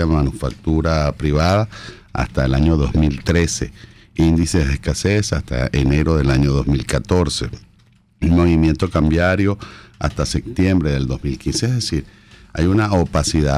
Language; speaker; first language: Spanish; native; Spanish